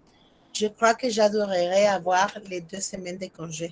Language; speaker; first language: French; non-native, fluent; Spanish